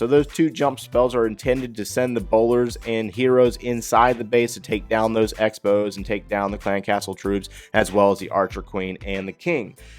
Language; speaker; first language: English; native; English